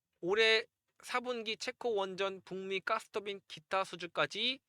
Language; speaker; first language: Korean; native; Korean